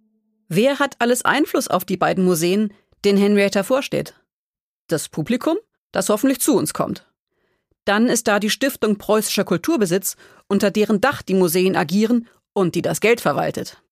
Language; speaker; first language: German; native; German